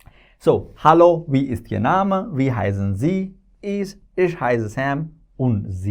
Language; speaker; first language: German; non-native, fluent; Hindi